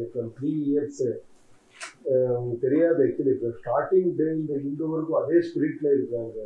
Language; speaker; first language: Tamil; non-native, learner; Kannada